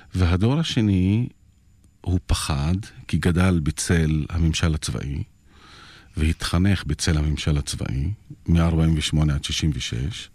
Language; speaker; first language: Hebrew; non-native, local second language; Arabic